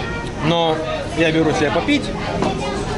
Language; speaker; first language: Russian; native; Russian